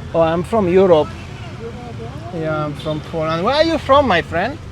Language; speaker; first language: English; non-native, fluent; Polish